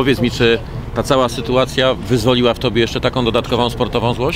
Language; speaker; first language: Polish; native; Polish